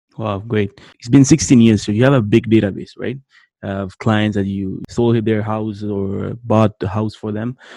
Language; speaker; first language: English; non-native, fluent; French